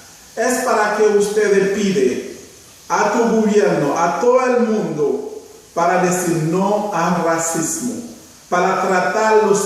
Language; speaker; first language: Spanish; non-native, fluent; Haitian Creole